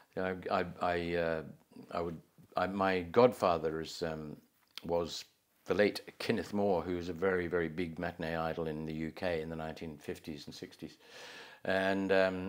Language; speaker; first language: English; native; English